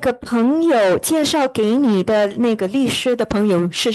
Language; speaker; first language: Chinese; early bilingual, heritage; Chinese